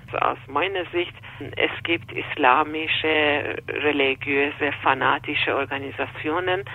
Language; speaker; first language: German; non-native, fluent; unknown